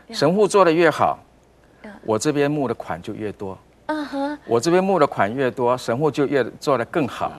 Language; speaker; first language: Chinese; native; Chinese